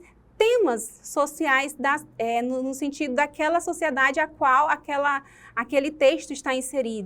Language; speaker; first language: Portuguese; native; Portuguese